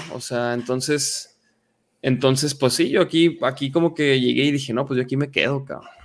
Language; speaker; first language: Spanish; native; Spanish